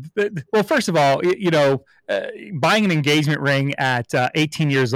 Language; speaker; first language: English; native; English